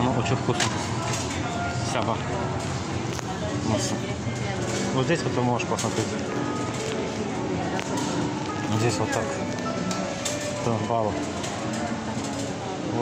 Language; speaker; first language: Russian; non-native, learner; Azerbaijani